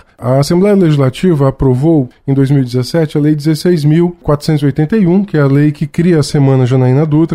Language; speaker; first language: Portuguese; native; Portuguese